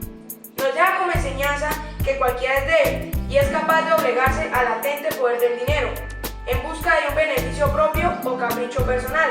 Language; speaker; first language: Spanish; native; Spanish